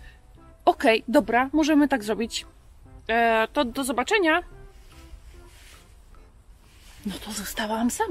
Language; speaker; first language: Polish; native; Polish